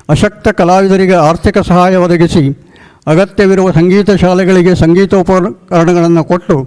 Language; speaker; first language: Kannada; native; Kannada